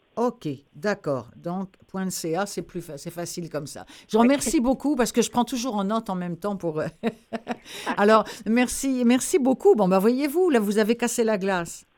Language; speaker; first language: French; native; French